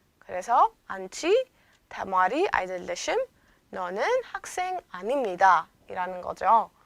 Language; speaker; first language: Korean; non-native, fluent; Amharic